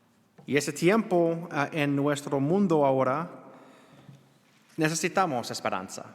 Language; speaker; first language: Spanish; non-native, learner; English